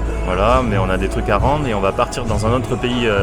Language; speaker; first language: French; native; French